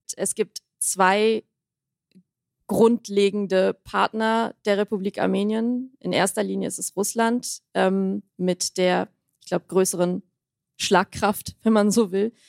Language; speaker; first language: German; early bilingual, other home language; Armenian